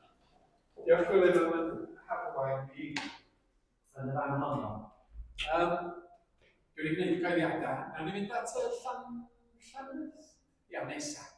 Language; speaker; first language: Welsh; native; Welsh